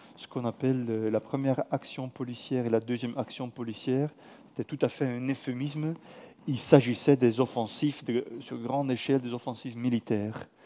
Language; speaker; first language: French; non-native, fluent; Dutch